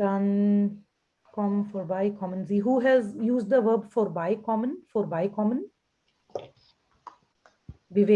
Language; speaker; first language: German; non-native, fluent; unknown